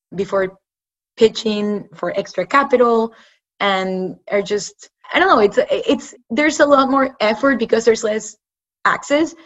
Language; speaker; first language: English; non-native, fluent; Spanish